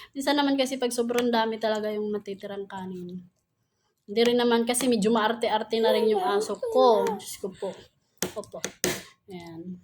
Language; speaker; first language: Filipino; non-native, local second language; Cebuano